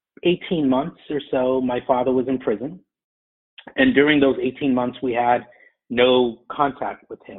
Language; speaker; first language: English; native; English